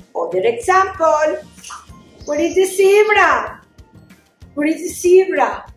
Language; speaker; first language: English; non-native, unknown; Spanish